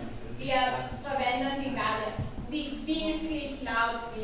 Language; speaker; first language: German; non-native, learner; Catalan